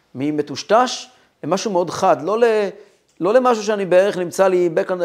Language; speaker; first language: Hebrew; non-native, fluent; Russian